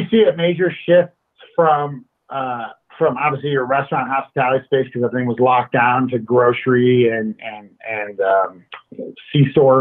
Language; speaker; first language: English; native; English